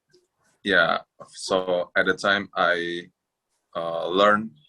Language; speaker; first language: English; non-native, fluent; Indonesian